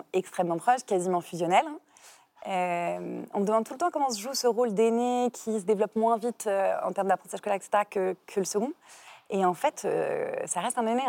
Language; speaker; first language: French; native; French